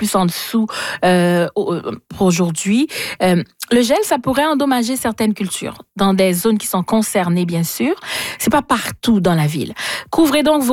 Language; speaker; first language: French; native; French